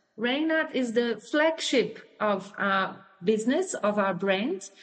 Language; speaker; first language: English; non-native, fluent; Dutch